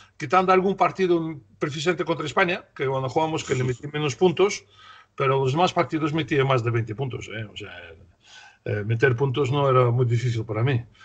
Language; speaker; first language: Spanish; non-native, fluent; Russian